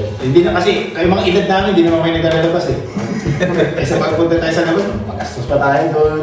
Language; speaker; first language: Filipino; native; Filipino